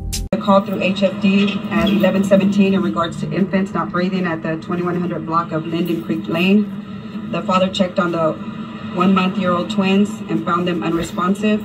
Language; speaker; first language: English; early bilingual, other home language; Spanish